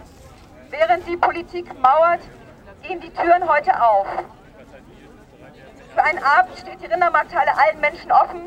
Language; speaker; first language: German; native; German